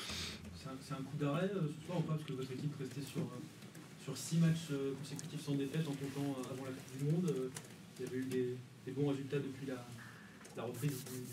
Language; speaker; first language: French; native; French